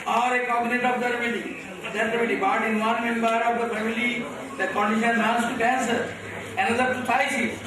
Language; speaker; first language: English; non-native, local second language; Bangla